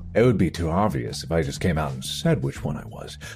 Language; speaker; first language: English; native; English